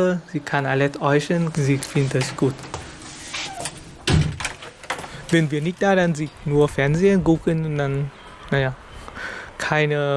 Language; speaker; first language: German; non-native, fluent; Vietnamese